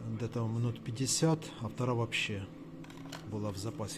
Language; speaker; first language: Russian; non-native, local second language; Ukrainian